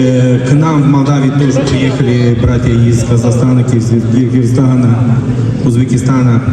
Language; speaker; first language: Russian; non-native, local second language; Romanian